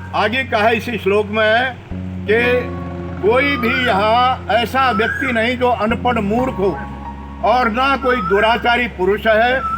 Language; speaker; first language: Hindi; native; Hindi